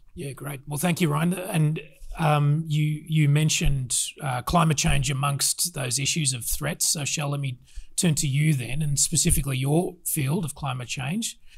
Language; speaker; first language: English; native; English